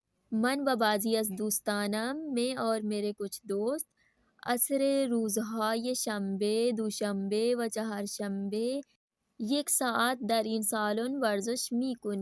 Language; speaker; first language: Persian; non-native, fluent; Urdu